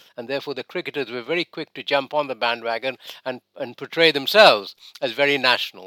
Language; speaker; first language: English; non-native, local second language; Bangla